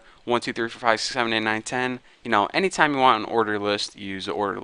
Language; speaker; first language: English; native; English